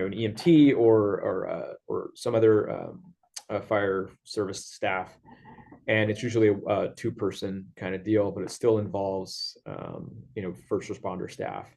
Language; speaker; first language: English; native; English